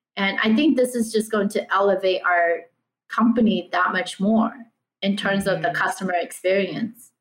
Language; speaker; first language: English; early bilingual, other home language; Chinese